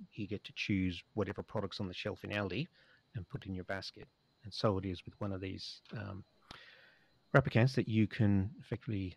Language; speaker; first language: English; native; English